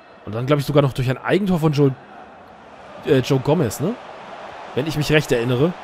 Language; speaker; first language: German; native; German